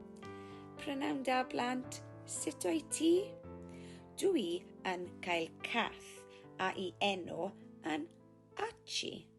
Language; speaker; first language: Welsh; non-native, learner; English